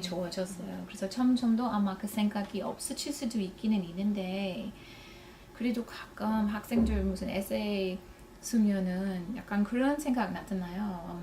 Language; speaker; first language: Korean; non-native, fluent; English